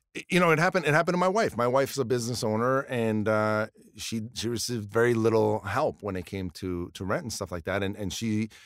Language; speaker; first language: English; early bilingual, other home language; Spanish